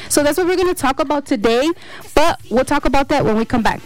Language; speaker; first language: English; early bilingual, other home language; Spanish